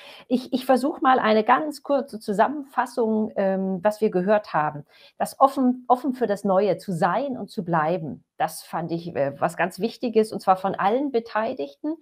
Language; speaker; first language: German; native; German